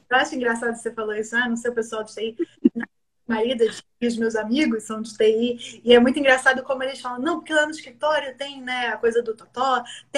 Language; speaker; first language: Portuguese; native; Portuguese